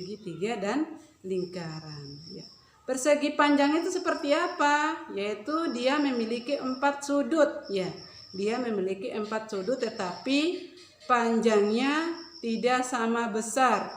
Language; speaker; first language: Indonesian; native; Indonesian